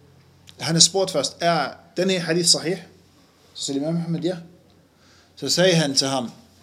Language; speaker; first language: Danish; non-native, fluent; Arabic